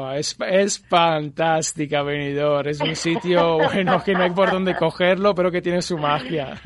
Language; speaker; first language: Spanish; non-native, fluent; Italian